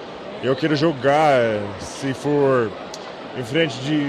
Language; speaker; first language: Portuguese; non-native, fluent; English